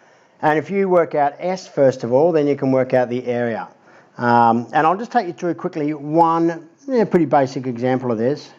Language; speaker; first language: English; native; English